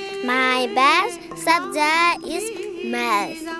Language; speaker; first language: English; non-native, learner; Burmese